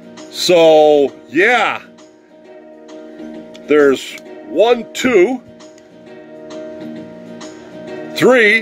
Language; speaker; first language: English; native; English